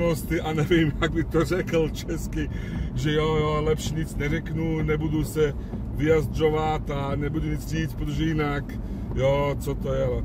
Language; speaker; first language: Czech; non-native, fluent; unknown